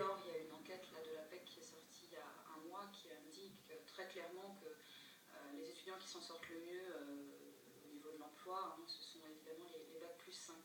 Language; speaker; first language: French; native; French